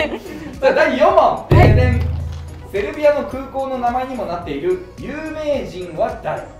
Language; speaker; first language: Japanese; native; Japanese